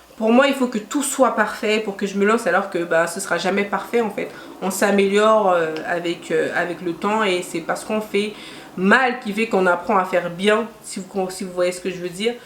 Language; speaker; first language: French; non-native, local second language; Haitian Creole